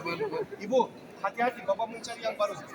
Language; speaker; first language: Indonesian; non-native, learner; Turkish